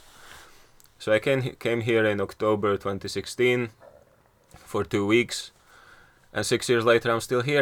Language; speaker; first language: English; non-native, fluent; Slovak